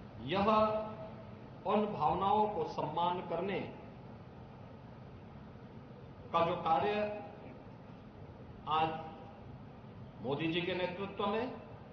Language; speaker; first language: Hindi; native; Hindi